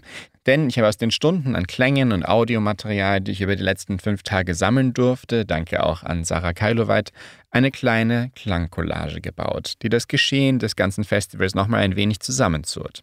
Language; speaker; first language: German; native; German